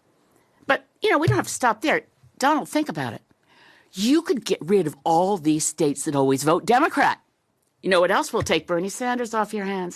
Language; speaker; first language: English; native; English